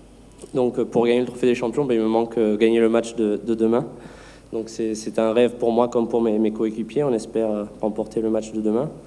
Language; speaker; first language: French; native; French